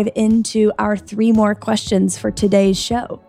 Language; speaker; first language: English; native; English